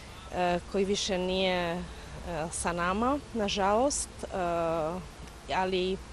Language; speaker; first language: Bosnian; non-native, fluent; Czech